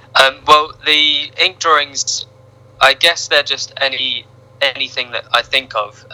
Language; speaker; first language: English; native; English